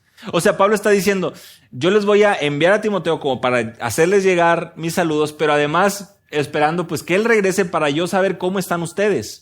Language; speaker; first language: Spanish; native; Spanish